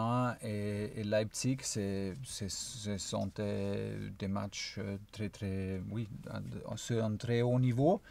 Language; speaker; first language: French; non-native, fluent; German